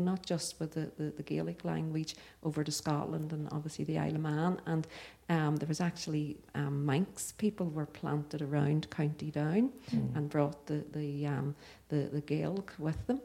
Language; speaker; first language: English; native; English